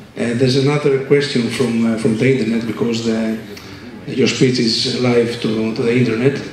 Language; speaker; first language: English; non-native, fluent; Greek